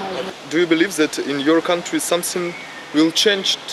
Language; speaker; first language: English; non-native, learner; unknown